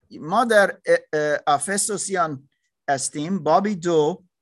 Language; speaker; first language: Persian; non-native, learner; German